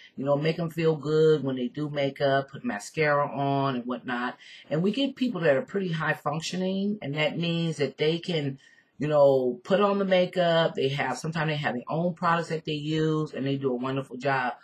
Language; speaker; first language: English; native; English